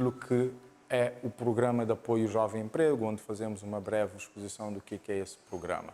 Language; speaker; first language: Portuguese; non-native, local second language; Kabuverdianu